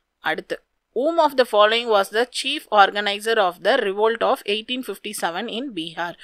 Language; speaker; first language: English; non-native, local second language; Tamil